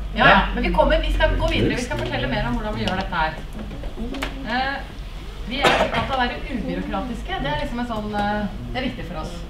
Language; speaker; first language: Norwegian; native; Norwegian